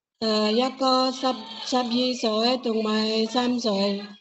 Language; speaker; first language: Cantonese; non-native, learner; Indonesian